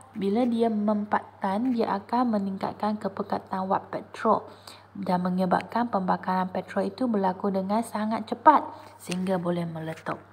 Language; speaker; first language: Malay; non-native, local second language; Chinese